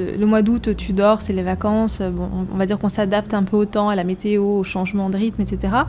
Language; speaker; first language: French; native; French